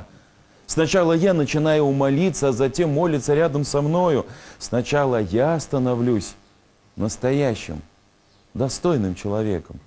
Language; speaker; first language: Russian; native; Russian